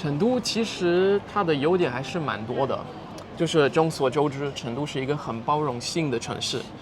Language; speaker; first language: Chinese; non-native, fluent; Dutch